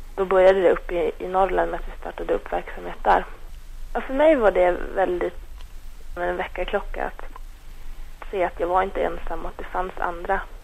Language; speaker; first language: Swedish; native; Swedish